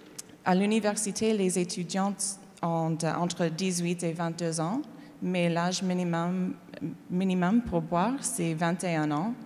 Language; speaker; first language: French; non-native, learner; English